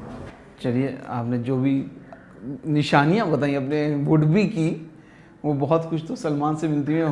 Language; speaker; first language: Hindi; native; Hindi